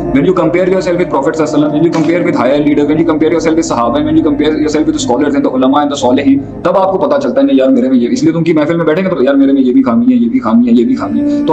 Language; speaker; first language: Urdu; non-native, local second language; Punjabi